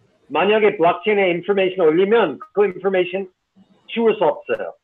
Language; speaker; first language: Korean; non-native, fluent; English